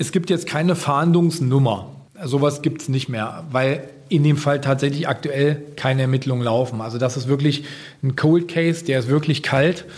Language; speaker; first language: German; native; German